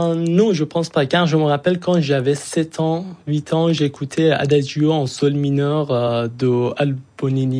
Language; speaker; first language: French; non-native, fluent; Persian